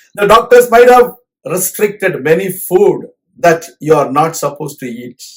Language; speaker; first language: English; non-native, local second language; Tamil